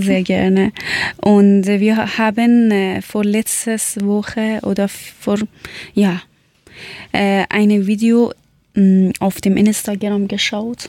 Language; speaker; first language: German; non-native, learner; Persian